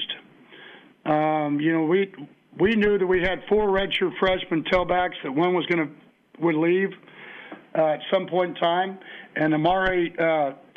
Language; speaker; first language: English; native; English